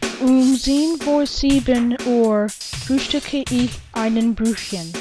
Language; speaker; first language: German; non-native, learner; English